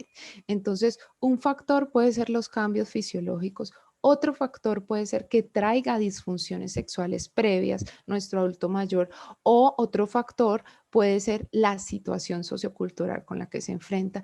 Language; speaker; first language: Spanish; native; Spanish